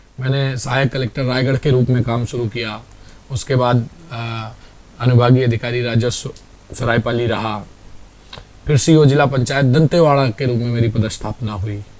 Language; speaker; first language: Hindi; native; Hindi